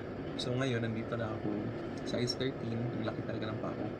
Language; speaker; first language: Filipino; native; Filipino